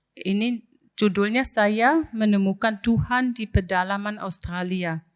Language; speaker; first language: Indonesian; non-native, fluent; German